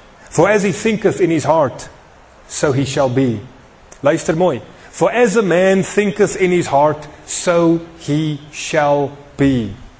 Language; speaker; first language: English; non-native, local second language; Afrikaans